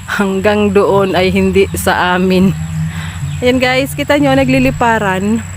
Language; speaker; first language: Filipino; non-native, local second language; Bikol